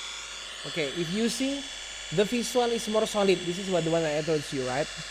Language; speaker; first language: English; non-native, learner; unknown